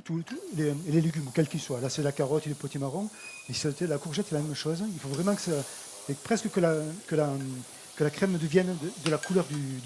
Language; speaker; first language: French; native; French